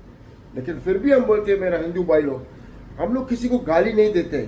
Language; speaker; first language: Hindi; non-native, learner; Arabic